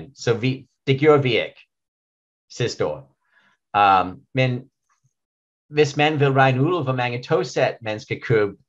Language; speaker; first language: Danish; non-native, learner; English